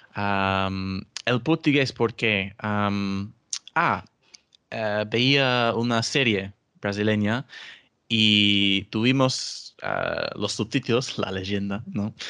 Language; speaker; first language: Spanish; non-native, fluent; English